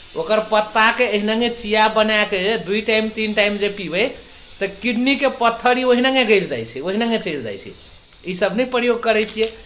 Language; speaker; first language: Maithili; non-native, local second language; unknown